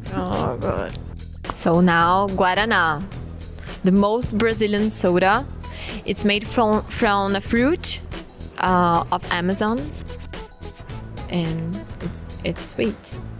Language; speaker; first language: English; non-native, fluent; Portuguese